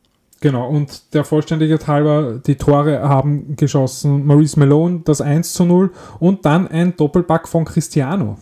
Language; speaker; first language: German; native; German